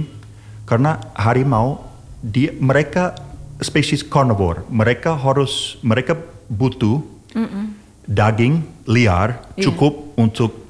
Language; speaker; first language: Indonesian; non-native, learner; English